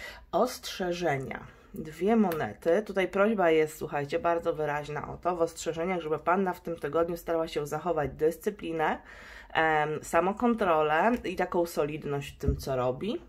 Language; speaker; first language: Polish; native; Polish